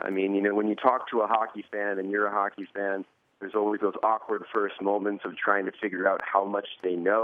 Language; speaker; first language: English; native; English